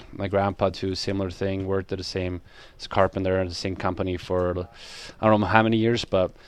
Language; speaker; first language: English; non-native, fluent; Swedish